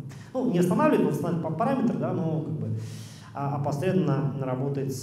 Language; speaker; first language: Russian; native; Russian